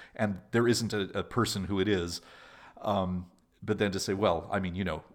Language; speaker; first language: English; native; English